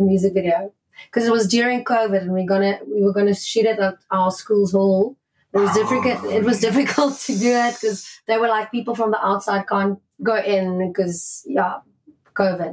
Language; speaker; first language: English; non-native, local second language; Afrikaans